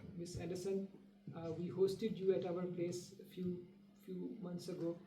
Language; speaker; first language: English; non-native, local second language; Urdu